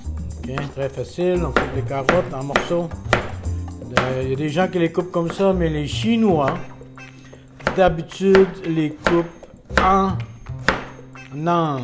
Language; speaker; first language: French; non-native, fluent; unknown